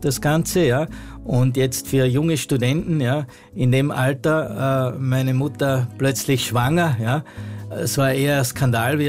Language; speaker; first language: German; native; German